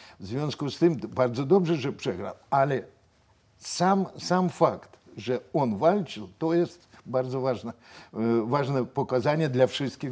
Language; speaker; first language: Polish; non-native, fluent; Russian